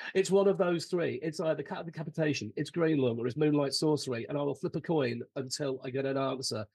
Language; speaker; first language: English; native; English